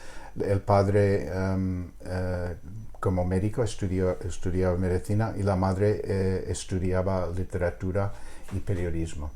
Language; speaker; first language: Spanish; non-native, fluent; English